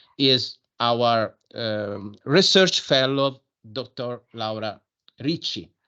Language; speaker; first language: English; non-native, fluent; Italian